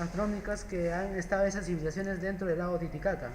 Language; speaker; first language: Spanish; native; Spanish